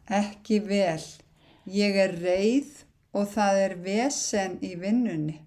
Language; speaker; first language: Icelandic; non-native, learner; Thai